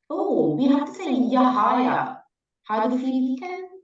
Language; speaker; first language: Danish; non-native, learner; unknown